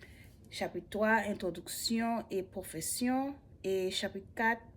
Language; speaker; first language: French; non-native, learner; English